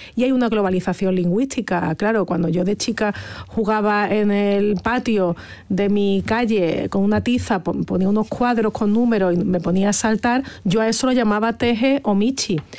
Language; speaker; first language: Spanish; native; Spanish